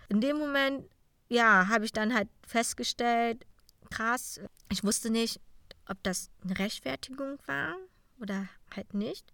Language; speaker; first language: German; non-native, fluent; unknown